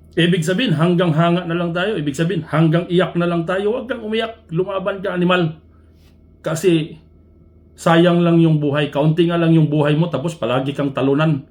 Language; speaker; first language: Filipino; non-native, local second language; Cebuano